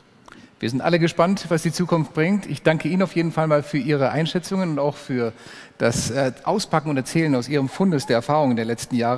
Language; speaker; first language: German; native; German